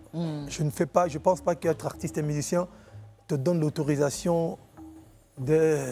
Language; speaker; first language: French; non-native, local second language; Lingala